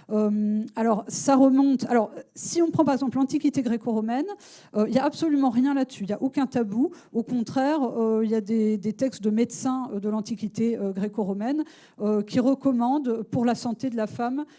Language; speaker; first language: French; native; French